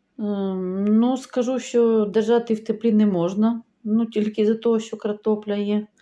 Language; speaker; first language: Ukrainian; non-native, local second language; Russian